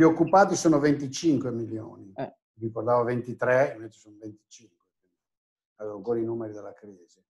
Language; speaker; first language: Italian; native; Italian